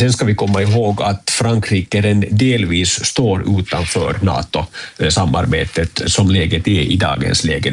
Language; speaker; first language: Swedish; native; Swedish